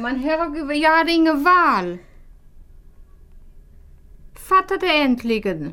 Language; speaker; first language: Swedish; non-native, fluent; German